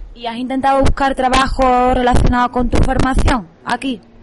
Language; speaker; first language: Spanish; native; Spanish